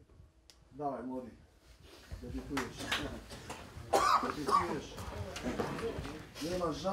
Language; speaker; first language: Polish; non-native, fluent; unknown